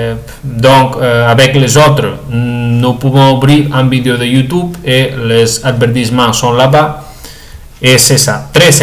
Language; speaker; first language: French; non-native, learner; Spanish